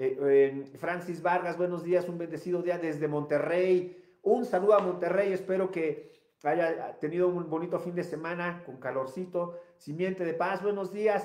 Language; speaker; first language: Spanish; native; Spanish